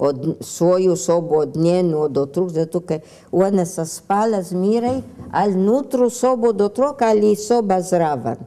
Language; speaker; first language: Slovenian; early bilingual, heritage; Slovenian